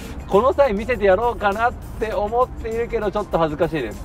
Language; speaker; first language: Japanese; native; Japanese